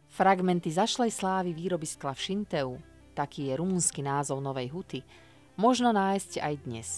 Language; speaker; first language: Slovak; native; Slovak